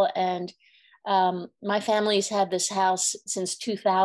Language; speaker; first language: English; native; English